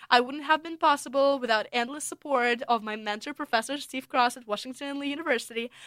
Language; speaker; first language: English; non-native, fluent; Russian